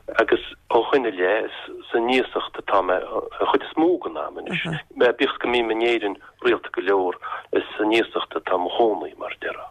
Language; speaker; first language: Irish; non-native, local second language; English